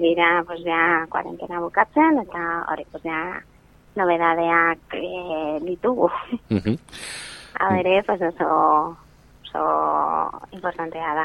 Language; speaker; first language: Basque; non-native, local second language; Spanish